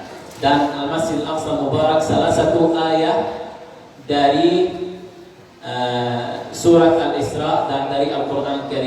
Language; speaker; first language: Indonesian; non-native, learner; Arabic